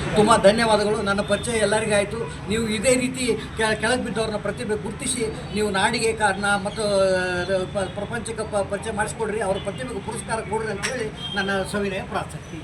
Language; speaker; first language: Kannada; native; Kannada